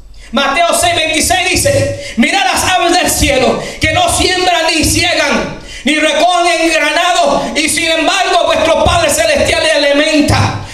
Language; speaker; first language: Spanish; early bilingual, heritage; Spanish